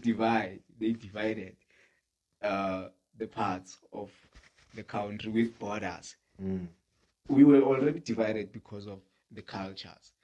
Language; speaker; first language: English; non-native, local second language; Northern Sotho